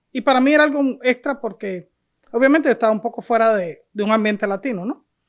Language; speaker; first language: Spanish; native; Spanish